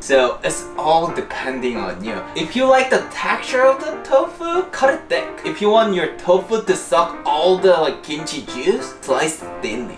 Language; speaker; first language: English; non-native, fluent; Korean